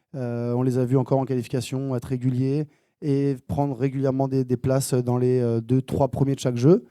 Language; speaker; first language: French; native; French